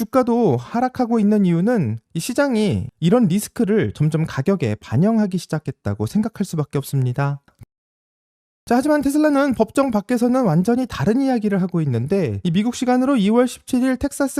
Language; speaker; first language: Korean; native; Korean